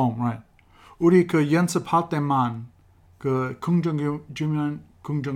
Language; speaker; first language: Korean; non-native, fluent; English